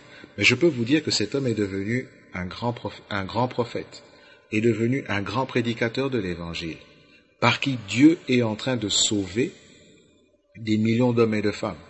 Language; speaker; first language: French; non-native, local second language; Lingala